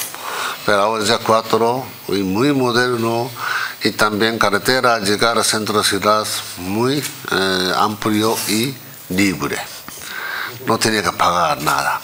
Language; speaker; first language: Spanish; non-native, fluent; Japanese